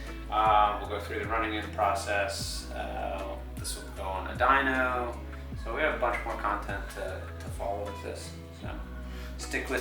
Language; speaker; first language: English; native; English